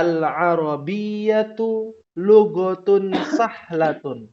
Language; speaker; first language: Arabic; non-native, fluent; Indonesian